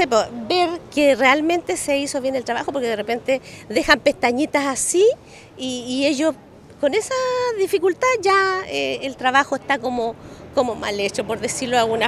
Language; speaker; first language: Spanish; native; Spanish